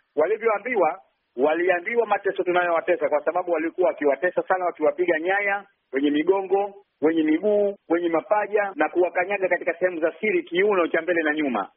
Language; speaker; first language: Swahili; native; Swahili